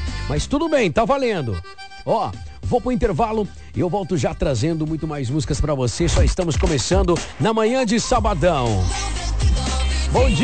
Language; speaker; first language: Portuguese; native; Portuguese